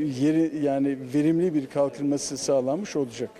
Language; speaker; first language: Turkish; native; Turkish